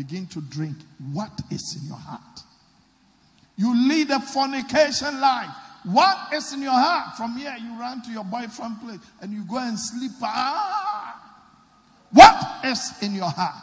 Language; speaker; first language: English; non-native, local second language; Akan